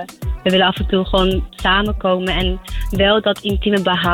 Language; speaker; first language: Dutch; early bilingual, other home language; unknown